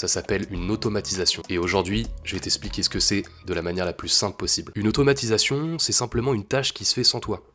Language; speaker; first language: French; native; French